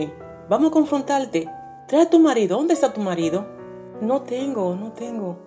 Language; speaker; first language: Spanish; native; Spanish